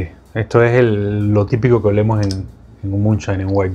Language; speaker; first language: Spanish; native; Spanish